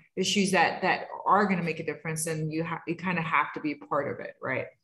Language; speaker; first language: English; native; English